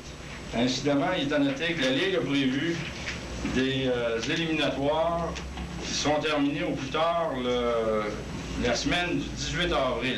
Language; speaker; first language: French; native; French